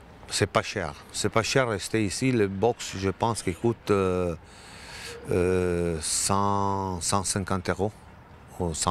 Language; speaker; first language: French; non-native, learner; Italian